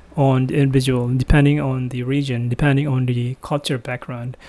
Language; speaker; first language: English; non-native, fluent; Indonesian